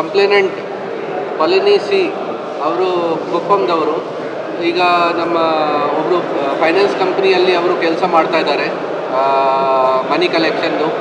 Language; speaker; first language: Kannada; non-native, local second language; Hindi